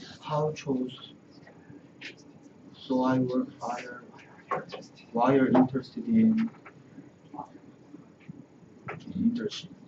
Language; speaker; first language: English; non-native, learner; Korean